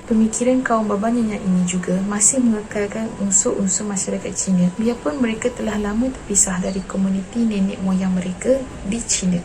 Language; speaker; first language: Malay; native; Malay